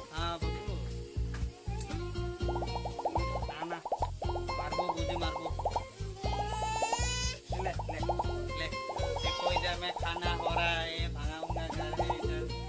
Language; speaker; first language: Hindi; non-native, local second language; Assamese